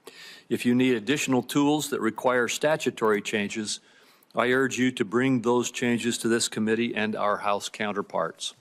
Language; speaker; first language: English; native; English